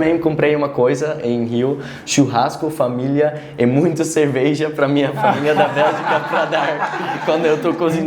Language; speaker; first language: Portuguese; non-native, learner; Dutch